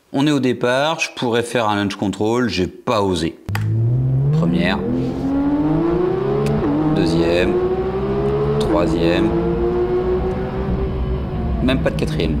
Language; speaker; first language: French; native; French